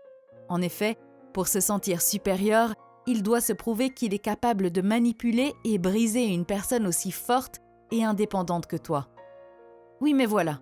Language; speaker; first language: French; native; French